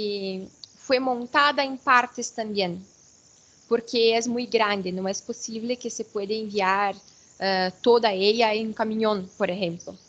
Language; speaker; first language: Spanish; non-native, fluent; Portuguese